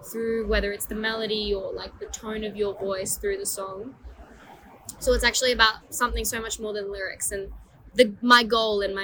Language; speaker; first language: English; non-native, fluent; Persian